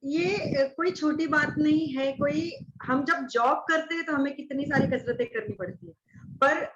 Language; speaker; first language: Hindi; non-native, local second language; Marathi